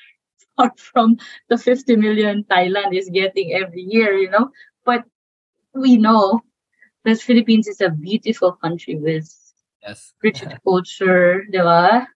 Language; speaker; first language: English; non-native, local second language; Cebuano